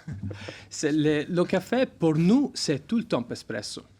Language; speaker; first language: French; non-native, learner; Italian